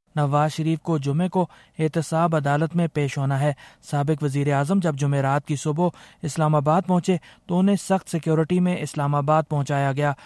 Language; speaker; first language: Urdu; native; Urdu